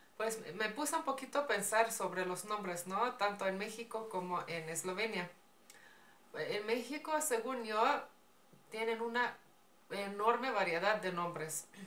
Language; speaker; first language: Spanish; non-native, fluent; Slovenian